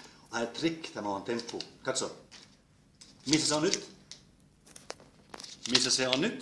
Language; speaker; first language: Finnish; non-native, local second language; Swedish